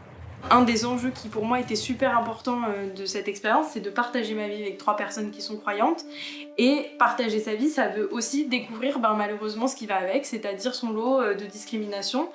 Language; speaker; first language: French; native; French